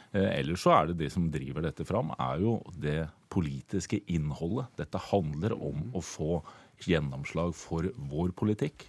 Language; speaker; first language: Norwegian; native; Norwegian